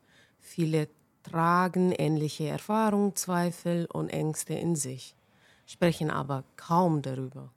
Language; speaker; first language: German; non-native, fluent; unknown